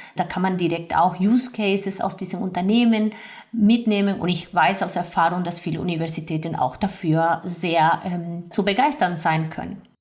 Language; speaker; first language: German; non-native, fluent; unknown